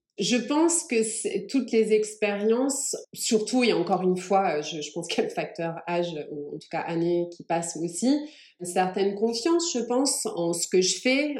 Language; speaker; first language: French; early bilingual, other home language; English